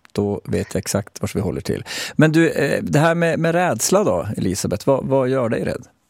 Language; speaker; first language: Swedish; native; Swedish